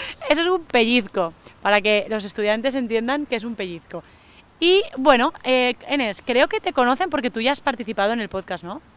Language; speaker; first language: Spanish; native; Spanish